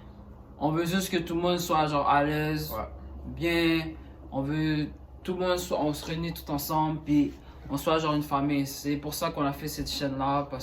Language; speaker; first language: French; early bilingual, other home language; Haitian Creole